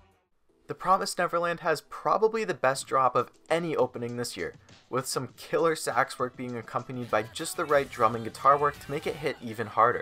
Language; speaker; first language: English; native; English